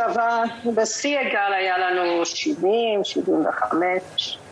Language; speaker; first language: Hebrew; non-native, fluent; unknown